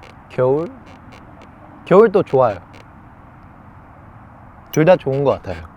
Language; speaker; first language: Korean; non-native, fluent; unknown